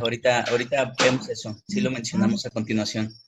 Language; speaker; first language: Spanish; native; Spanish